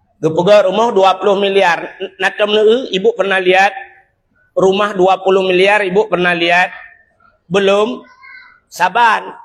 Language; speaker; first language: Malay; non-native, local second language; Achinese